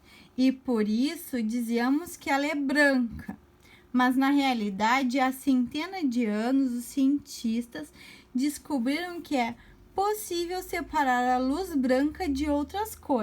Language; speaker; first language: Portuguese; native; Portuguese